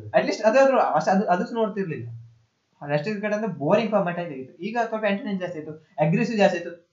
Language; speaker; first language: Kannada; non-native, local second language; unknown